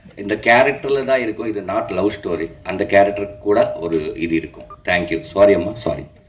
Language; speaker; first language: Tamil; non-native, local second language; Telugu